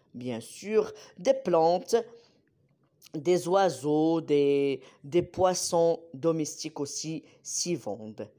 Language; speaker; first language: French; non-native, local second language; Arabic